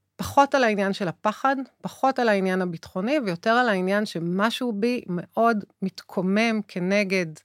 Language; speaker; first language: Hebrew; native; Hebrew